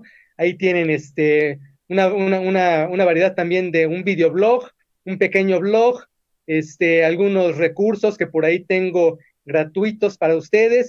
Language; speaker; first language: Spanish; native; Spanish